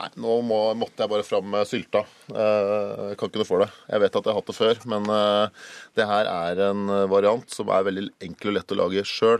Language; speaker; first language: Norwegian; native; Norwegian